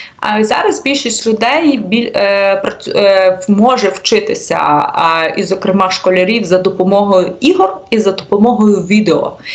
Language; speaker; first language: Ukrainian; native; Ukrainian